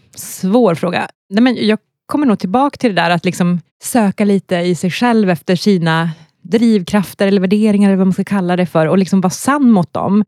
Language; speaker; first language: Swedish; native; Swedish